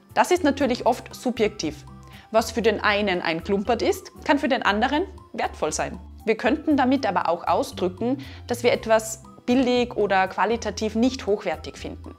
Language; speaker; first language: German; native; German